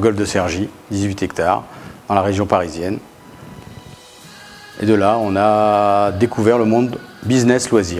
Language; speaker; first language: French; early bilingual, other home language; Arabic